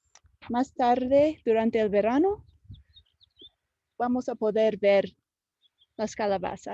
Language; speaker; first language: Spanish; non-native, fluent; English